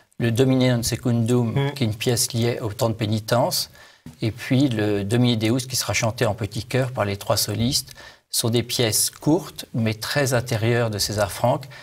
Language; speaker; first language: French; native; French